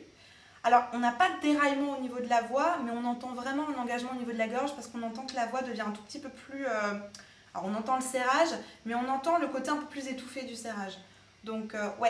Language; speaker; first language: French; native; French